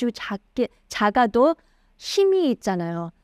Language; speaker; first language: Korean; early bilingual, heritage; Korean